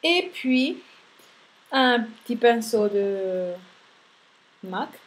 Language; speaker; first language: French; non-native, fluent; Spanish